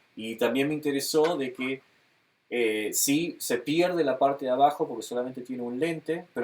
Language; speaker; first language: Spanish; early bilingual, heritage; Spanish